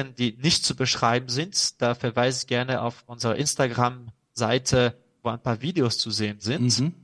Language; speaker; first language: German; non-native, fluent; French